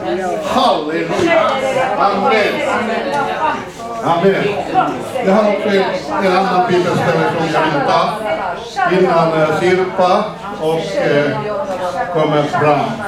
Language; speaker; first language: Swedish; non-native, fluent; Finnish